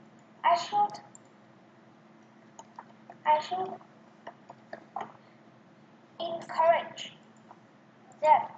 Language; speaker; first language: English; non-native, learner; Vietnamese